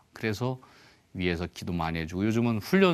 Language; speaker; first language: Korean; native; Korean